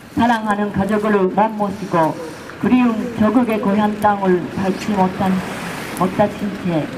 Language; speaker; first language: Korean; non-native, fluent; Japanese